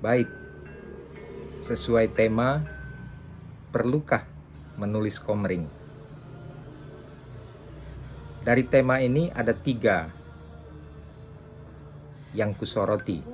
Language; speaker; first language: Indonesian; non-native, local second language; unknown